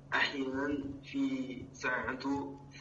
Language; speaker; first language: Arabic; non-native, learner; French